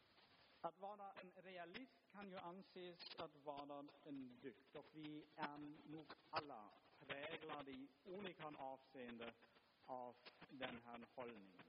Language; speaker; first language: Swedish; non-native, fluent; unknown